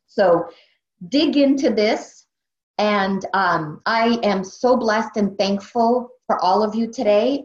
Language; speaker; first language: English; native; English